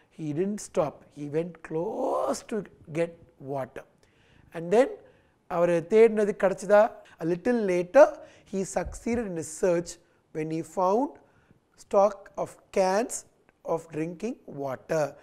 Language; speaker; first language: English; non-native, local second language; Tamil